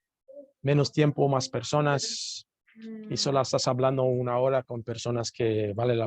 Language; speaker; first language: Spanish; non-native, learner; English